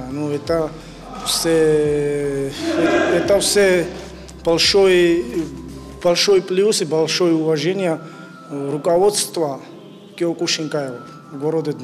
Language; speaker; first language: Ukrainian; non-native, learner; Georgian